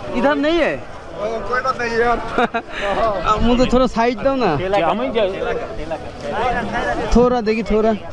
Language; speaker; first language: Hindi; non-native, learner; Bangla